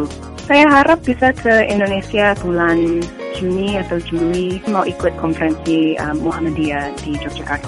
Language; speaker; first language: Indonesian; non-native, fluent; English